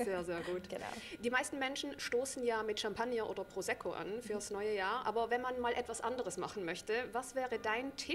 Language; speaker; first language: German; native; German